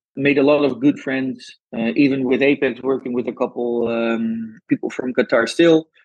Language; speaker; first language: English; non-native, fluent; Dutch